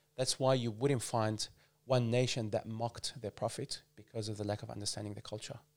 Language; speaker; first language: English; non-native, fluent; Arabic